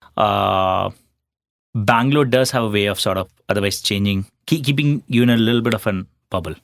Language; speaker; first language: English; non-native, local second language; Hindi